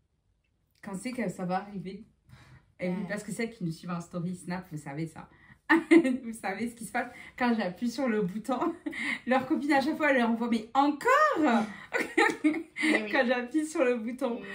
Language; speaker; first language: French; native; French